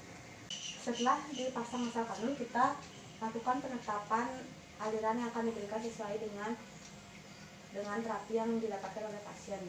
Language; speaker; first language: Indonesian; native; Indonesian